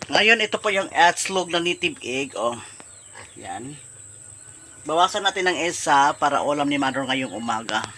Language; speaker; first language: Filipino; non-native, local second language; Cebuano